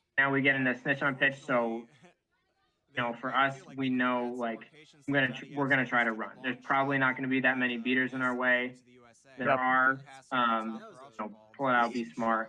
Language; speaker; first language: English; native; English